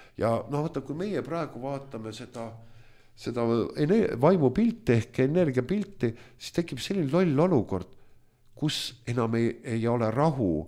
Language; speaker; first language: Estonian; non-native, local second language; Russian